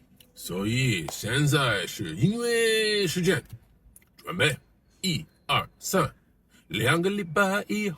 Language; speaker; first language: Chinese; non-native, learner; English